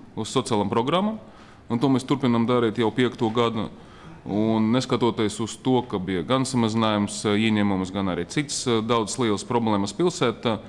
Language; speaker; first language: Latvian; non-native, local second language; Russian